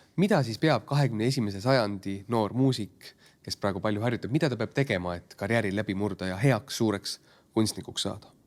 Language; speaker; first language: Estonian; native; Estonian